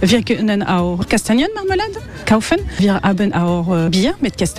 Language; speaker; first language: German; non-native, learner; French